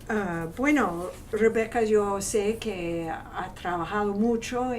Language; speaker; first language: Spanish; non-native, fluent; English